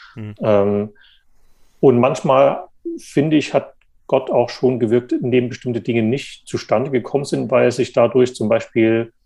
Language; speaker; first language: German; native; German